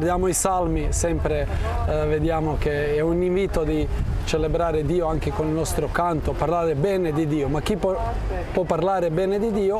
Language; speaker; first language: Italian; non-native, fluent; Croatian